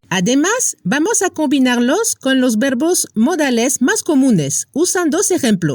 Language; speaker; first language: Spanish; non-native, fluent; French